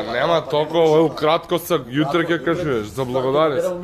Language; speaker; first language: Macedonian; native; Macedonian